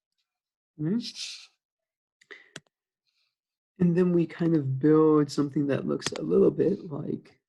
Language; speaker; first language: English; native; English